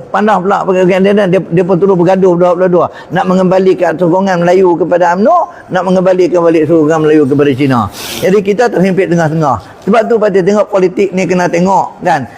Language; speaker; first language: Malay; native; Malay